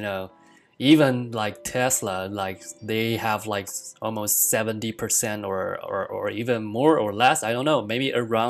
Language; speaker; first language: English; non-native, fluent; Chinese